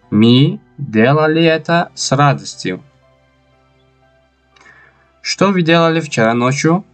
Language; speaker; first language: Russian; non-native, local second language; Tajik